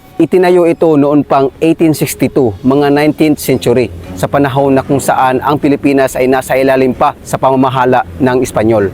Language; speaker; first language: Filipino; non-native, local second language; Cebuano